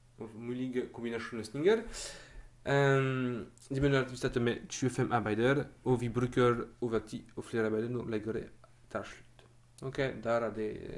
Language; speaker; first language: Norwegian; non-native, learner; French